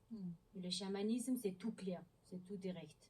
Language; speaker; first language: French; non-native, learner; Mongolian